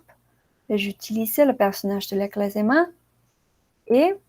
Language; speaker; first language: French; non-native, learner; Spanish